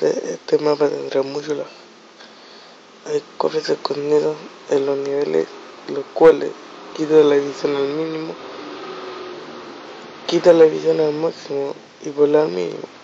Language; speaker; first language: Spanish; native; Spanish